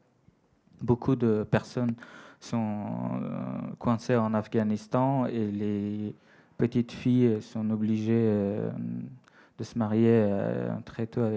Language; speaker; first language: French; non-native, fluent; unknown